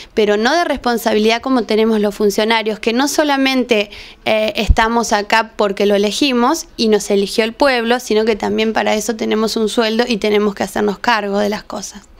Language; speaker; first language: Spanish; native; Spanish